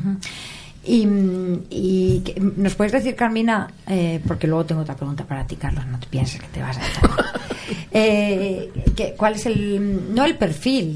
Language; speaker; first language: Spanish; native; Spanish